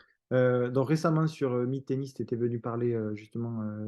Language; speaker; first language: French; native; French